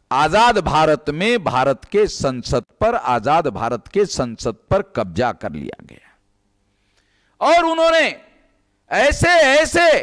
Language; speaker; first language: Hindi; non-native, local second language; Marathi